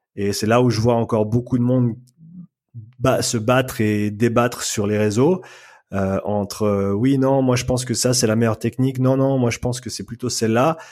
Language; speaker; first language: French; native; French